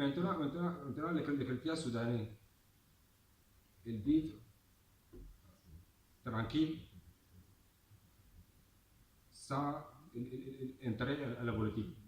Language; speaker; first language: French; non-native, learner; Arabic